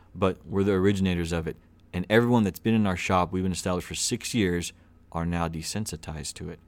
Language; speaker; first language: English; native; English